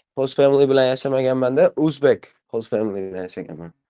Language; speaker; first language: English; non-native, fluent; Uzbek